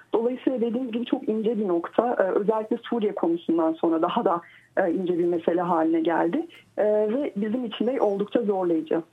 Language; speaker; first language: Turkish; native; Turkish